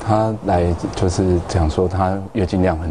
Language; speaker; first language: Chinese; native; Chinese